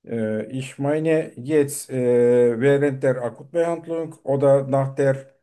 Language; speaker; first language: German; non-native, learner; Turkish